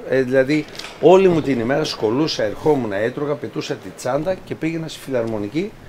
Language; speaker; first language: Greek; early bilingual, other home language; English